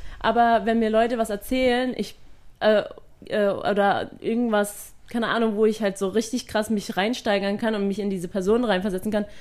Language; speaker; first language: German; native; German